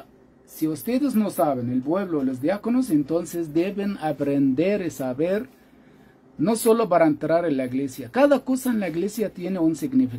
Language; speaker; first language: Spanish; non-native, fluent; Arabic